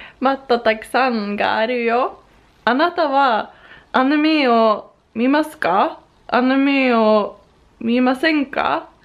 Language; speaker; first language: Japanese; non-native, learner; Swedish